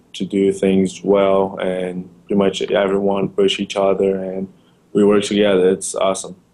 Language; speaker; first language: English; non-native, learner; Portuguese